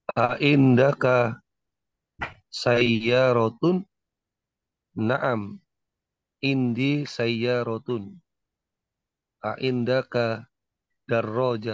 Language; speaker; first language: Arabic; non-native, learner; Indonesian